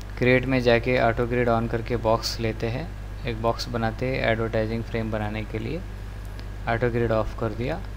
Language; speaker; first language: Hindi; non-native, local second language; Marathi